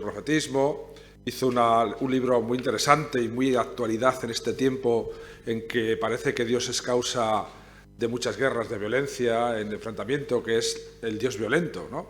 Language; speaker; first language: Spanish; native; Spanish